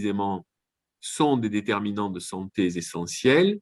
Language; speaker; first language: French; native; French